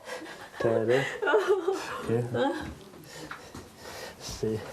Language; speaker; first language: Danish; native; Danish